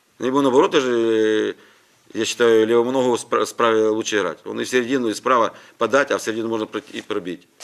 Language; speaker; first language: Russian; non-native, local second language; Ukrainian